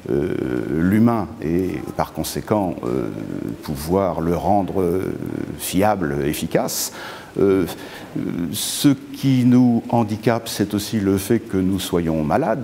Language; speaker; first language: French; native; French